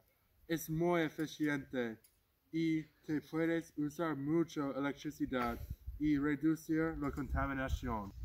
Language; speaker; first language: Spanish; non-native, learner; English